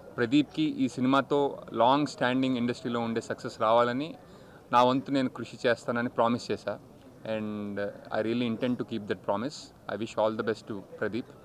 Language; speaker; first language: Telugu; native; Telugu